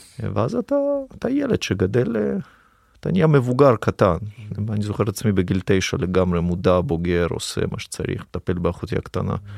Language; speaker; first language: Hebrew; early bilingual, other home language; Russian